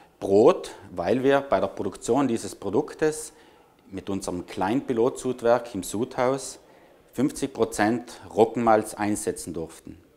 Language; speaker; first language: German; native; German